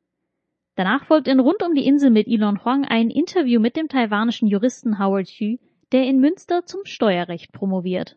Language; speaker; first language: German; native; German